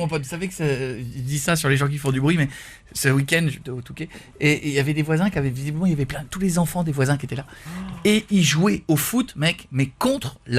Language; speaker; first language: French; native; French